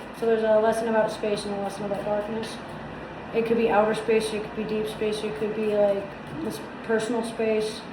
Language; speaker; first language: English; native; English